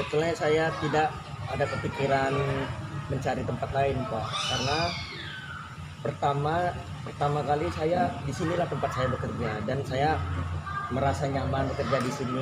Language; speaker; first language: Indonesian; native; Indonesian